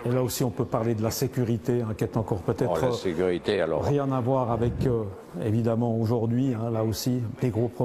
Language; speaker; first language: French; native; French